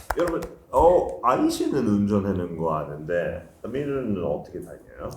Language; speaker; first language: Korean; non-native, fluent; English